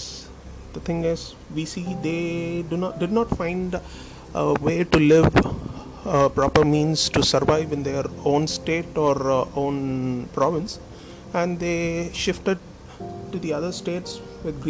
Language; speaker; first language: English; non-native, local second language; Tamil